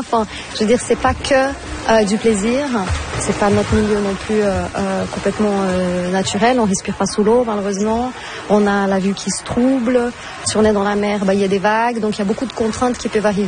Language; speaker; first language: French; non-native, fluent; Portuguese